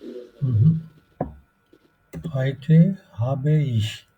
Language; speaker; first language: German; non-native, fluent; Bangla